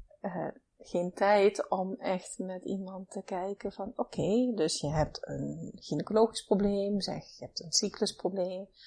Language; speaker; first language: Dutch; native; Dutch